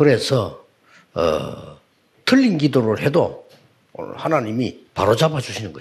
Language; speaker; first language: Korean; native; Korean